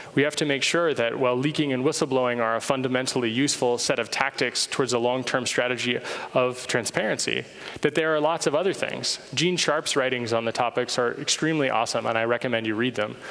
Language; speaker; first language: English; native; English